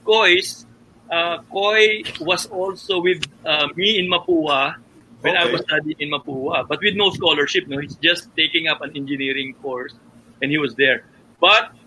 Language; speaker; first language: English; non-native, local second language; Filipino